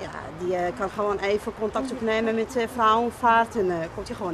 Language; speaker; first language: Dutch; non-native, fluent; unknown